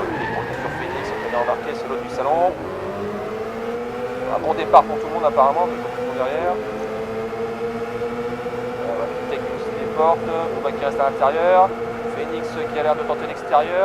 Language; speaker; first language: French; native; French